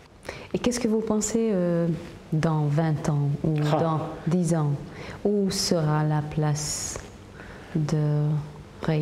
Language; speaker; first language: French; non-native, fluent; Hungarian